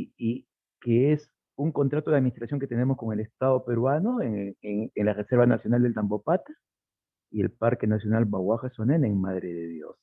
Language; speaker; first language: Spanish; native; Spanish